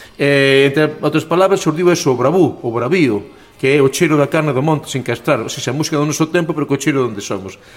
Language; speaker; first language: Galician; native; Galician